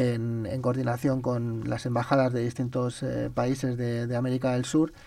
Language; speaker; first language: Spanish; native; Spanish